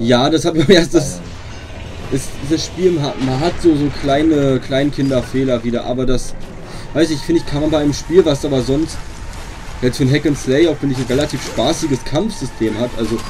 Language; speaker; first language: German; native; German